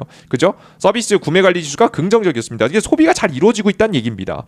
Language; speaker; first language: Korean; native; Korean